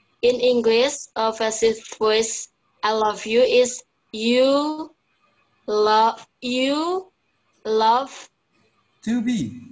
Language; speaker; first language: English; non-native, learner; Indonesian